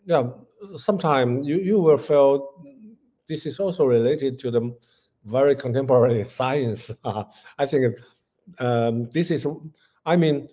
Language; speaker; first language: English; non-native, learner; Chinese